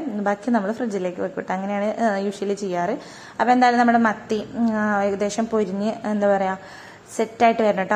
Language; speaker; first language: Malayalam; native; Malayalam